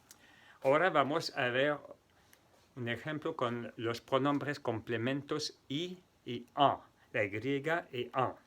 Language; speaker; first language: Spanish; non-native, fluent; French